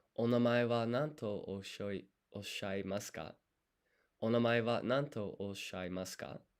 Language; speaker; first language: Japanese; non-native, learner; English